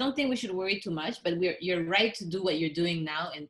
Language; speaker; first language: English; non-native, local second language; French